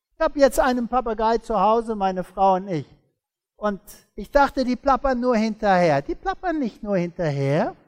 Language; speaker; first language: German; early bilingual, heritage; German